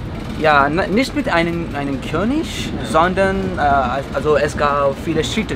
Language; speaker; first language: German; non-native, fluent; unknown